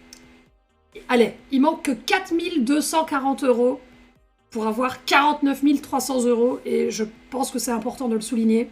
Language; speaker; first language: French; native; French